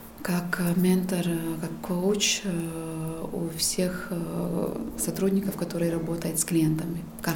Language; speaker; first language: Russian; non-native, local second language; Latvian